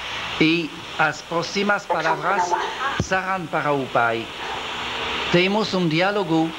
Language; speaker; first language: Portuguese; non-native, learner; French